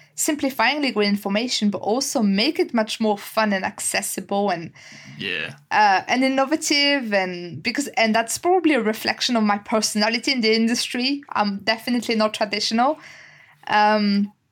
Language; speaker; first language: English; non-native, fluent; French